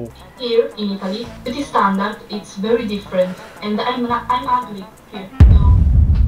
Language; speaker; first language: English; non-native, learner; Italian